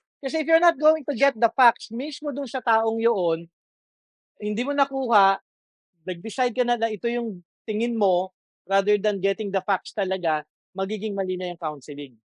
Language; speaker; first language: Filipino; native; Filipino